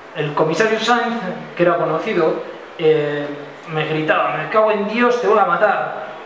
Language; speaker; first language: Spanish; non-native, local second language; Basque